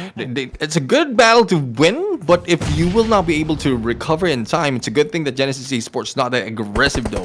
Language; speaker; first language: English; non-native, local second language; Filipino